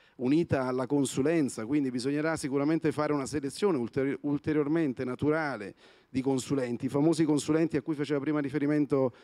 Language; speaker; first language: Italian; native; Italian